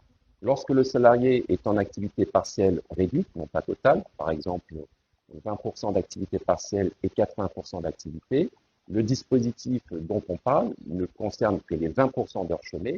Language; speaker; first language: French; native; French